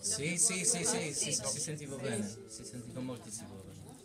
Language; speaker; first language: Italian; non-native, learner; Polish